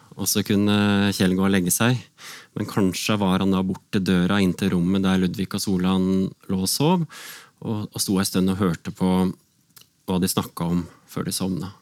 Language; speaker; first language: Norwegian; native; Norwegian